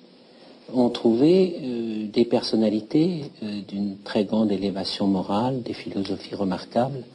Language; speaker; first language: French; native; French